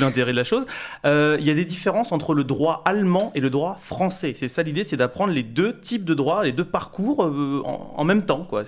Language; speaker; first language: French; native; French